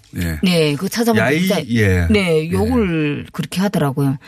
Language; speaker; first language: Korean; native; Korean